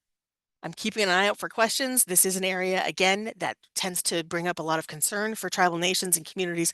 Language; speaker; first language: English; native; English